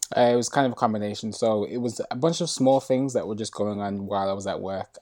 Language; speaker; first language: English; native; English